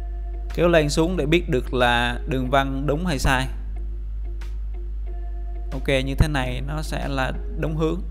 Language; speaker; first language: Vietnamese; native; Vietnamese